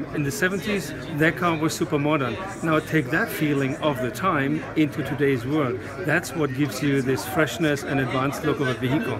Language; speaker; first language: English; non-native, fluent; German